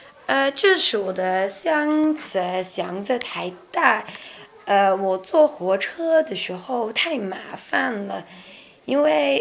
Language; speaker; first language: Chinese; non-native, learner; Dutch